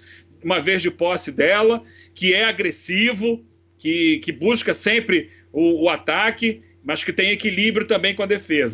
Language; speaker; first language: Portuguese; native; Portuguese